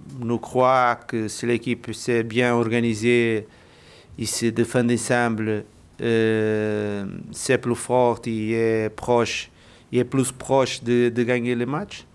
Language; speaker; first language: French; non-native, learner; Portuguese